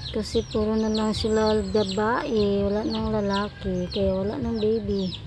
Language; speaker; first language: Filipino; native; Filipino